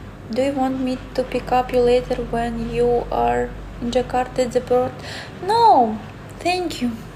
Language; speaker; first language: English; non-native, learner; Russian